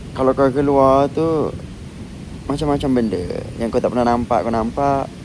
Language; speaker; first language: Malay; native; Malay